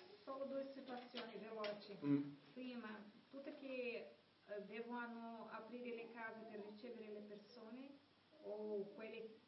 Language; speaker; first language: Italian; non-native, learner; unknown